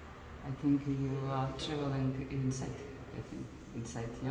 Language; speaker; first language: English; non-native, learner; Russian